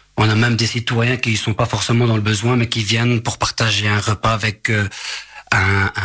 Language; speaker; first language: French; native; French